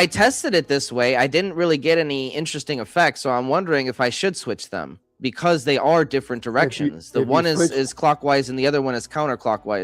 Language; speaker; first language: English; native; English